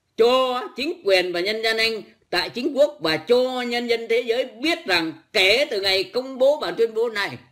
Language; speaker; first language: Vietnamese; native; Vietnamese